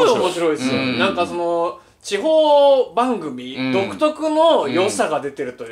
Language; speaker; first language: Japanese; native; Japanese